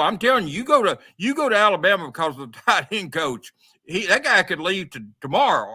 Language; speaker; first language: English; native; English